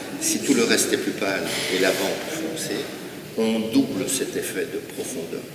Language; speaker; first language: French; native; French